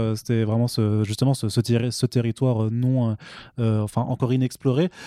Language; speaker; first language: French; native; French